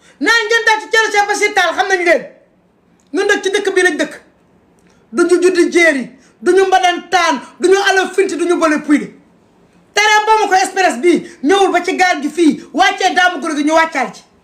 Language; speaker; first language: Wolof; non-native, local second language; Fula